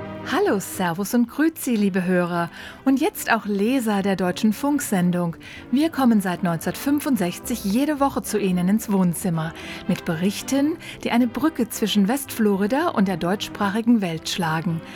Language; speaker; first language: German; native; German